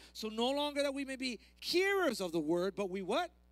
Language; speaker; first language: English; early bilingual, other home language; Spanish